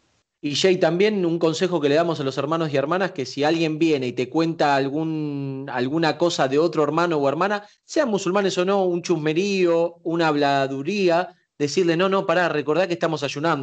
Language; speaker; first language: Spanish; native; Spanish